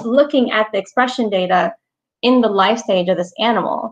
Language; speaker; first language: English; native; English